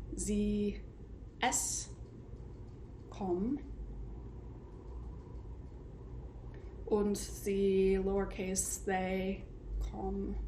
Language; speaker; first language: German; non-native, fluent; English